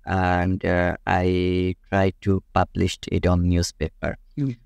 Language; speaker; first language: English; non-native, local second language; Bangla